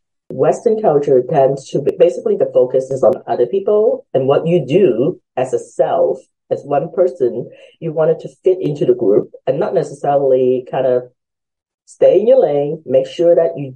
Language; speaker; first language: English; early bilingual, other home language; Cantonese